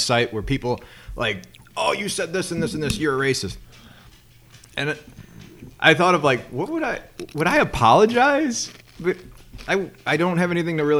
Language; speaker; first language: English; native; English